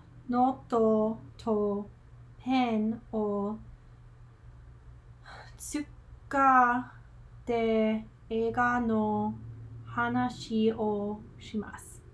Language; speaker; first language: Japanese; non-native, learner; English